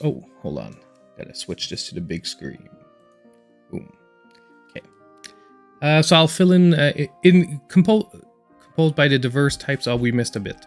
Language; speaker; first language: English; native; English